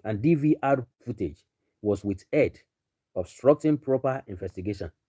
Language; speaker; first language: English; non-native, local second language; Yoruba